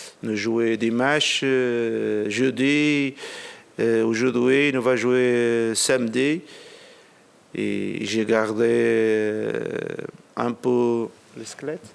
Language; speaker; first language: French; non-native, learner; Portuguese